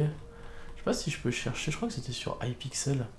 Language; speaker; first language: French; native; French